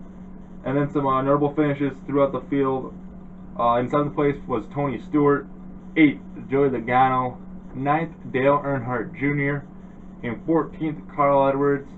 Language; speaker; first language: English; native; English